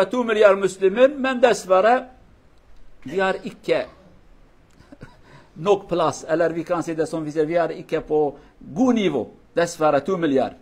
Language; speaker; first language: Norwegian; non-native, fluent; Kurdish